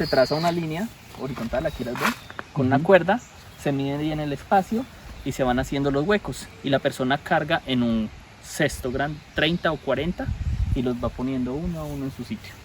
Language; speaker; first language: Spanish; native; Spanish